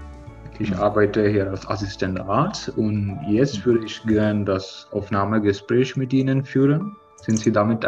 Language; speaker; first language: German; non-native, learner; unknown